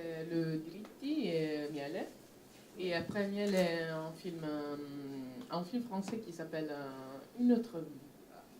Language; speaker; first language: French; non-native, fluent; Italian